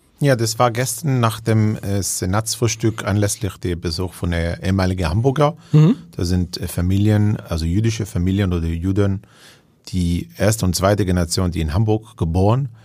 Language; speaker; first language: German; non-native, fluent; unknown